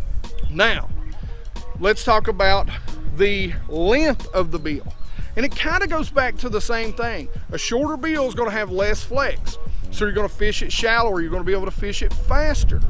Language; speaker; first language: English; native; English